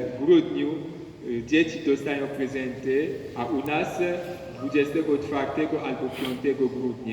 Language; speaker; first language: Polish; non-native, learner; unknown